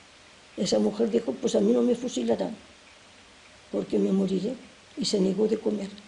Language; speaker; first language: Spanish; native; Spanish